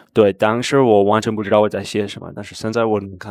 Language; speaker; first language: Chinese; non-native, fluent; English